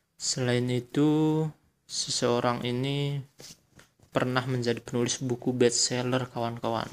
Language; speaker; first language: Indonesian; non-native, local second language; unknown